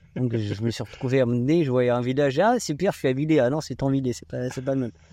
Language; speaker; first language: French; native; French